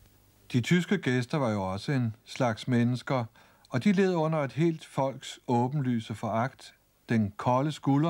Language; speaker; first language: Danish; native; Danish